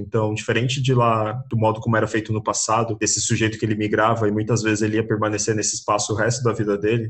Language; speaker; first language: Portuguese; native; Portuguese